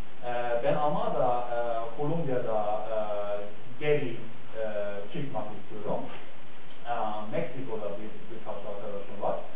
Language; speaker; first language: Turkish; non-native, learner; German